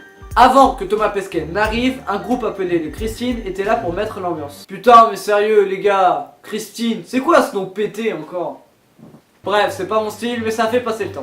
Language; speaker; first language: French; native; French